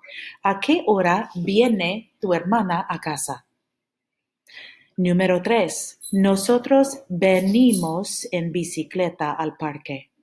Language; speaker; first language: Spanish; non-native, fluent; English